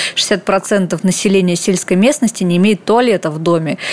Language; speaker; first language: Russian; native; Russian